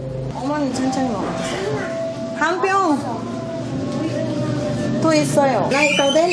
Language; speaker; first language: Korean; non-native, learner; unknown